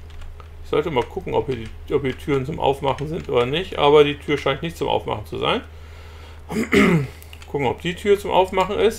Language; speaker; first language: German; native; German